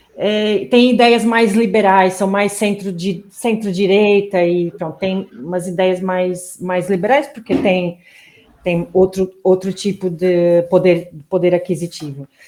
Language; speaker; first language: Portuguese; native; Portuguese